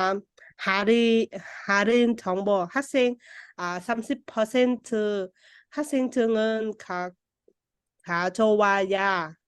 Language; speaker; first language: Korean; non-native, learner; Vietnamese